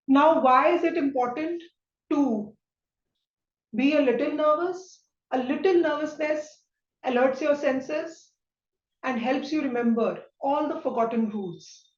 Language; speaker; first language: English; non-native, local second language; Hindi